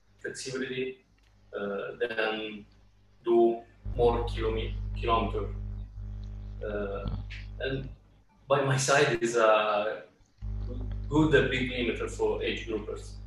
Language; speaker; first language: English; non-native, learner; Italian